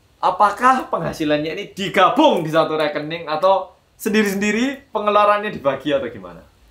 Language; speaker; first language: Indonesian; native; Indonesian